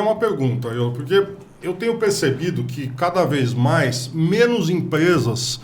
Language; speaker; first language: Portuguese; native; Portuguese